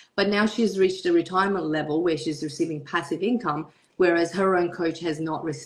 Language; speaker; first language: English; early bilingual, other home language; Persian